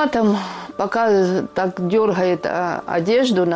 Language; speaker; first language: Russian; non-native, local second language; Ukrainian